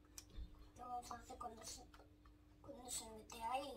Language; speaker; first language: Spanish; early bilingual, other home language; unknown